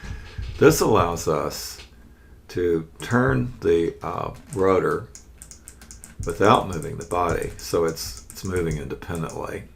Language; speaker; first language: English; native; English